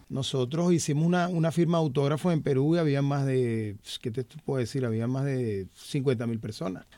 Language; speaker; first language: Spanish; native; Spanish